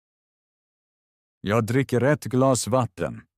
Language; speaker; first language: Swedish; non-native, fluent; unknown